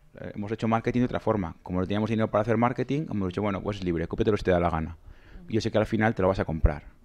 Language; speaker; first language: Spanish; native; Spanish